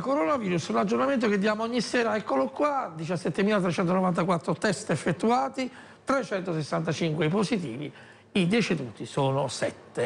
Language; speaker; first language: Italian; native; Italian